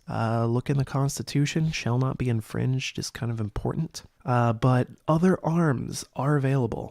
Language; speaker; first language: English; native; English